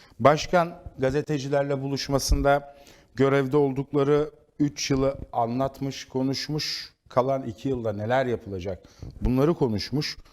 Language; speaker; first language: Turkish; native; Turkish